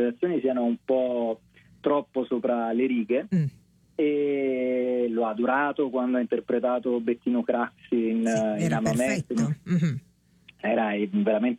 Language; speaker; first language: Italian; native; Italian